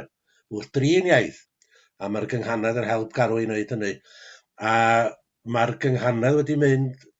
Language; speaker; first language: Welsh; native; Welsh